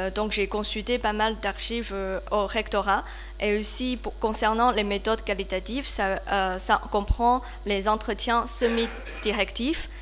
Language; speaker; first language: French; non-native, fluent; Chinese